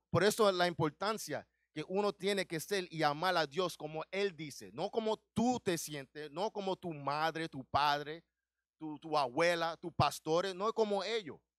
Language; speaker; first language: Spanish; early bilingual, heritage; Spanish